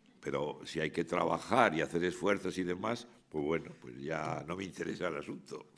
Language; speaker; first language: Spanish; native; Spanish